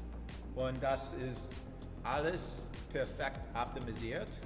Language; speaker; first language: German; non-native, fluent; English